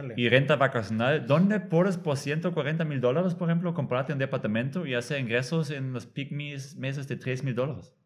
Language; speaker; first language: Spanish; non-native, fluent; German